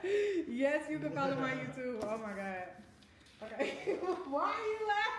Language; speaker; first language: English; native; English